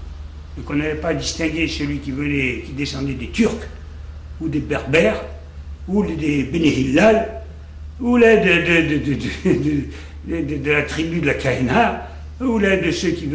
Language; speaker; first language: French; native; French